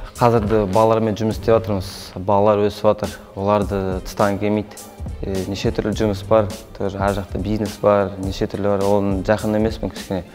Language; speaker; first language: Kazakh; non-native, local second language; Russian